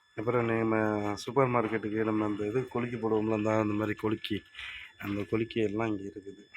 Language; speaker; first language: Tamil; native; Tamil